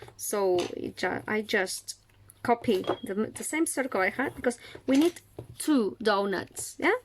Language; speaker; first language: English; non-native, fluent; Catalan